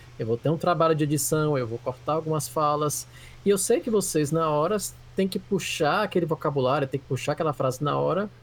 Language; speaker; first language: Portuguese; native; Portuguese